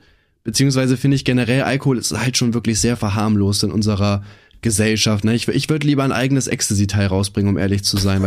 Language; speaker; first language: German; native; German